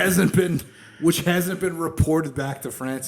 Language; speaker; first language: English; native; English